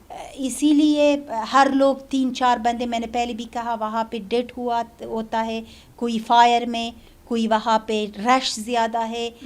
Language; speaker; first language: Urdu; non-native, learner; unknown